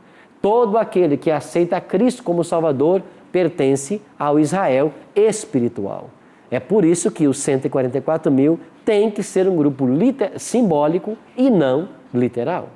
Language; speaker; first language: Portuguese; native; Portuguese